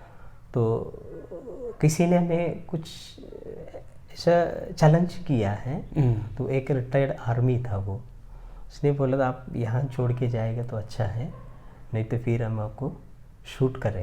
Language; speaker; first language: Hindi; non-native, local second language; Malayalam